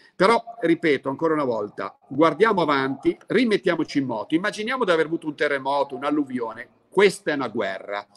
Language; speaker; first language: Italian; native; Italian